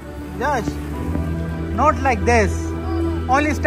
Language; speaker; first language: English; non-native, local second language; Hindi